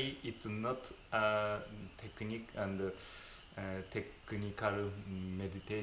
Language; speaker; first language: English; non-native, fluent; Japanese